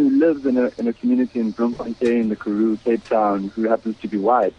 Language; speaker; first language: English; native; English